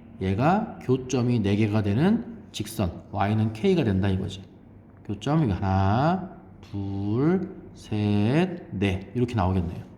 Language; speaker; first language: Korean; native; Korean